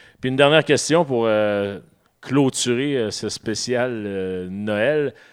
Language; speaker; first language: French; native; French